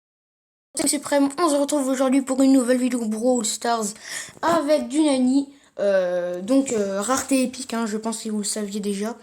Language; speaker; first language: French; native; French